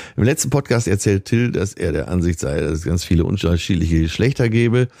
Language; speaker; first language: German; native; German